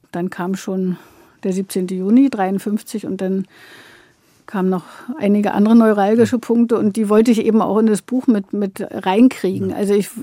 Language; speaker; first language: German; native; German